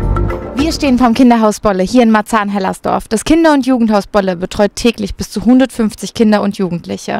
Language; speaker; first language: German; native; German